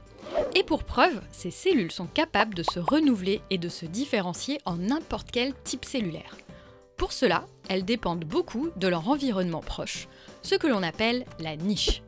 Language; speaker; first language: French; early bilingual, other home language; Arabic